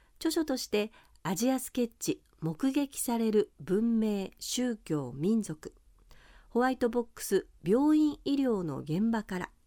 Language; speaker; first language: Japanese; native; Japanese